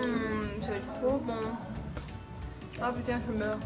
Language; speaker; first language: French; native; French